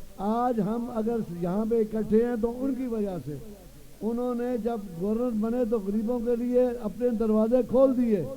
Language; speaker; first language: Urdu; non-native, local second language; Punjabi